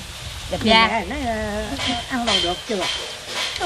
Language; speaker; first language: Vietnamese; native; Vietnamese